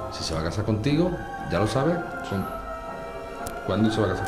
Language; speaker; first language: Spanish; native; Spanish